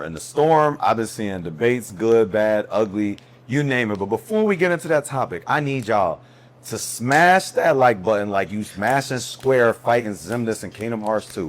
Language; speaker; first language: English; native; English